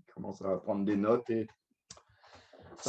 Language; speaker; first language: French; native; French